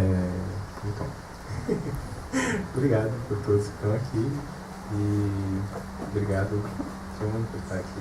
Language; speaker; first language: Portuguese; non-native, fluent; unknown